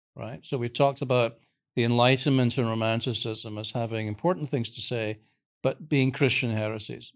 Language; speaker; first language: English; native; English